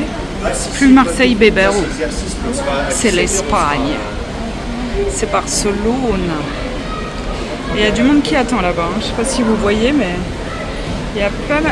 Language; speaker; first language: French; native; French